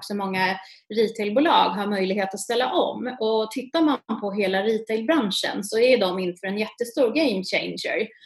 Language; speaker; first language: Swedish; native; Swedish